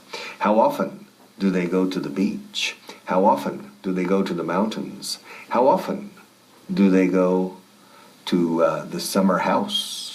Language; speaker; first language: English; non-native, fluent; Spanish